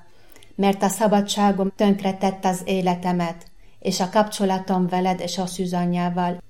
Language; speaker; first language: Hungarian; non-native, fluent; Arabic